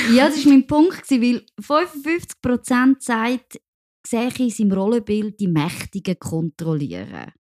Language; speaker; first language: German; non-native, local second language; French